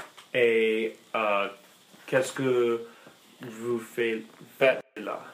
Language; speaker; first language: French; non-native, learner; English